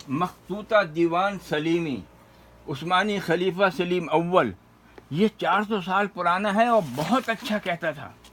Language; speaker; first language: Urdu; native; Urdu